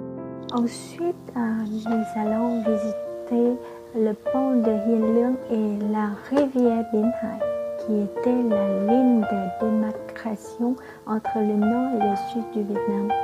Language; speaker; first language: French; non-native, fluent; Vietnamese